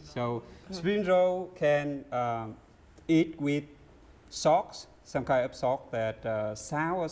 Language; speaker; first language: English; non-native, learner; Vietnamese